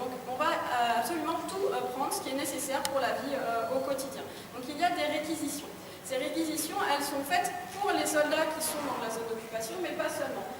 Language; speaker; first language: French; native; French